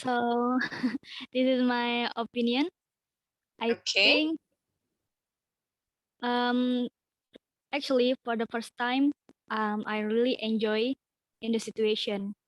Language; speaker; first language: English; non-native, learner; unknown